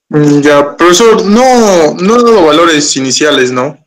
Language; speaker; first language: Spanish; native; Spanish